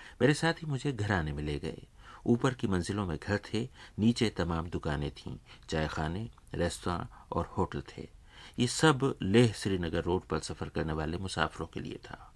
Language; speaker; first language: Urdu; native; Urdu